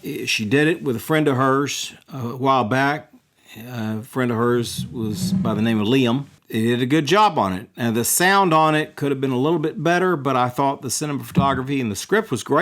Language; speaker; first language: English; native; English